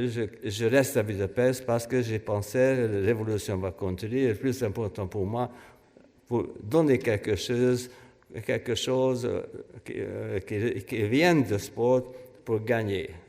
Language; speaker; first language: French; non-native, fluent; Hungarian